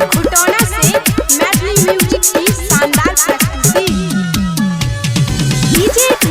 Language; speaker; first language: Hindi; non-native, local second language; Maithili